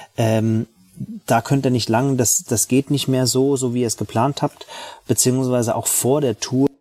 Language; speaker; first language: German; native; German